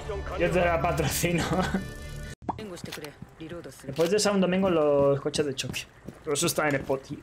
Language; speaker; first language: Spanish; native; Spanish